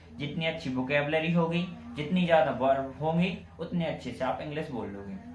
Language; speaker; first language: Hindi; native; Hindi